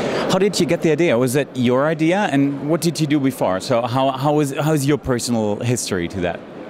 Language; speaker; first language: English; non-native, fluent; German